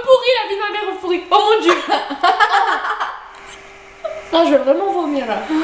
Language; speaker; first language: French; native; French